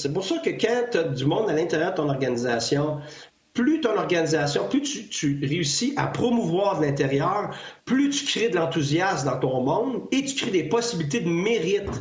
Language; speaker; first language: French; native; French